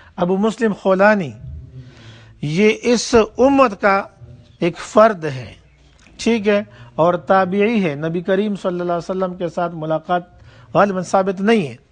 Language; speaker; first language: Urdu; non-native, local second language; Pashto